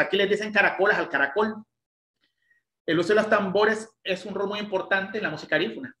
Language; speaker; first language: Spanish; native; Spanish